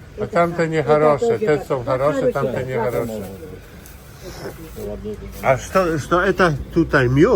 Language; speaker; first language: Russian; non-native, learner; Polish